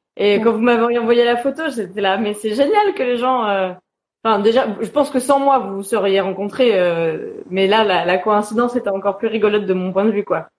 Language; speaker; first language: French; native; French